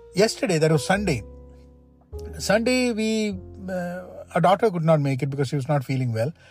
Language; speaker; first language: English; non-native, local second language; Malayalam